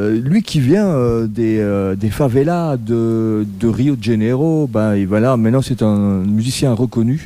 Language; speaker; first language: French; native; French